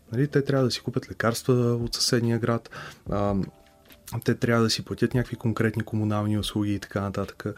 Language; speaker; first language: Bulgarian; native; Bulgarian